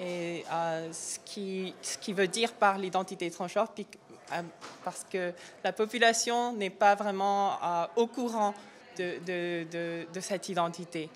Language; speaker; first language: French; non-native, fluent; Korean